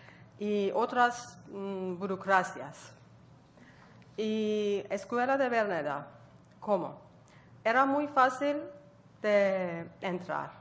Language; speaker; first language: Spanish; non-native, learner; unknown